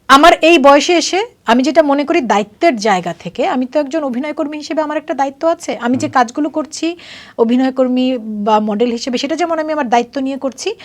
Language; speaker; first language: Bangla; native; Bangla